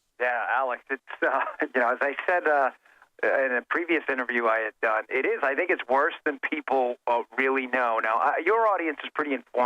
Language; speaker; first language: English; native; English